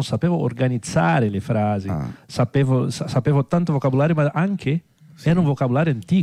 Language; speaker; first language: Italian; non-native, fluent; Portuguese